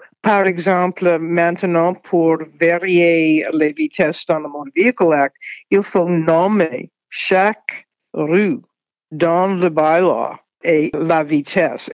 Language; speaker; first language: French; non-native, fluent; English